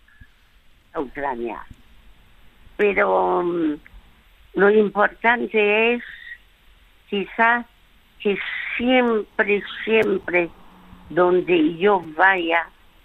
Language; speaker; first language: Spanish; early bilingual, other home language; French